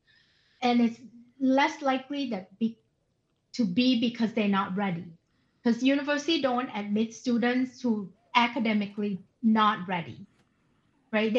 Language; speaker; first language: English; non-native, fluent; Thai